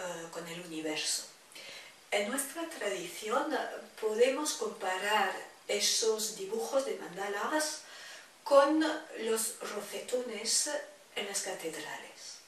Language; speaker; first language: Spanish; non-native, fluent; French